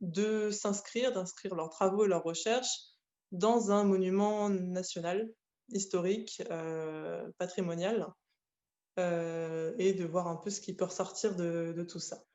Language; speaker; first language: French; native; French